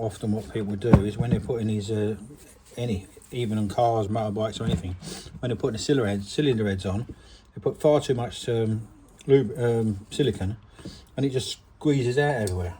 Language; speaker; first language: English; native; English